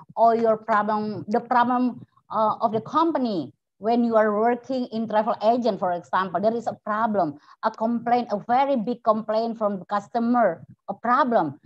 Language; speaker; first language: English; non-native, fluent; Indonesian